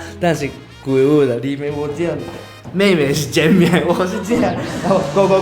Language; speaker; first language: Chinese; non-native, learner; Japanese